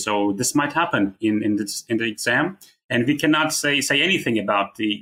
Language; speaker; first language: English; non-native, fluent; Turkish